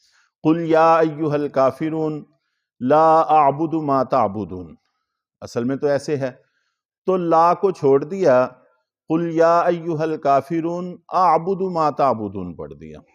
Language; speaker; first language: Urdu; native; Urdu